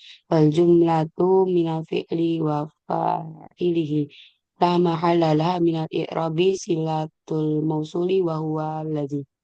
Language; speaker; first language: Arabic; non-native, learner; Indonesian